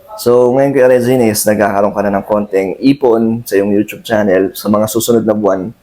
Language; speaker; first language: Filipino; native; Filipino